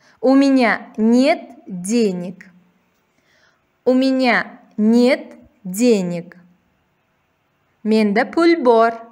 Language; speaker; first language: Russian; non-native, local second language; Uzbek